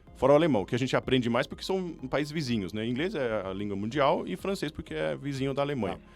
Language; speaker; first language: Portuguese; non-native, fluent; German